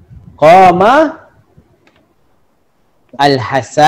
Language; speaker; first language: Arabic; non-native, fluent; Malay